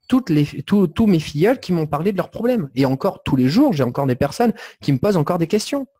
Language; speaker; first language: French; native; French